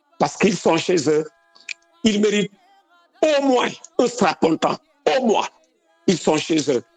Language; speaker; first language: French; non-native, local second language; Wolof